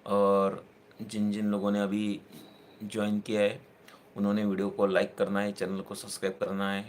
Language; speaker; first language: Hindi; non-native, local second language; Marathi